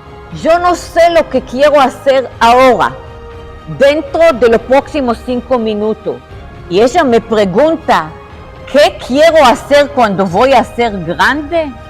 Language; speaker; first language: Spanish; non-native, fluent; Hebrew